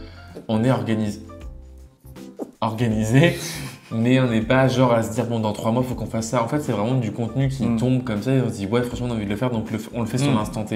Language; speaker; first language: French; native; French